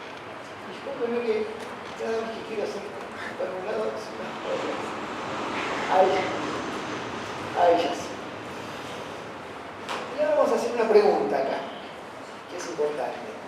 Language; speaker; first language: Spanish; native; Spanish